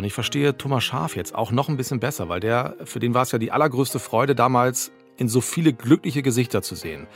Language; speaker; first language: German; native; German